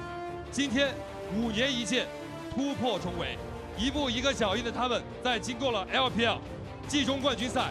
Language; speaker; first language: Chinese; native; Chinese